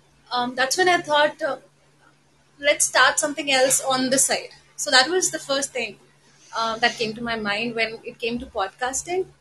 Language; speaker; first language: English; non-native, local second language; Hindi